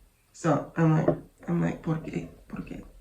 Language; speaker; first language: Spanish; non-native, learner; English